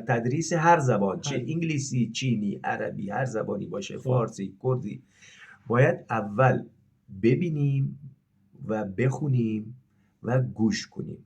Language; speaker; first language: Persian; non-native, fluent; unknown